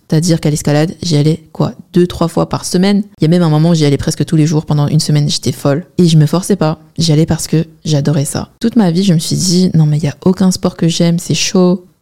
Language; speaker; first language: French; early bilingual, other home language; Chinese